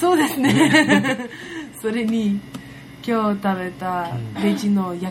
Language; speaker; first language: Japanese; non-native, learner; German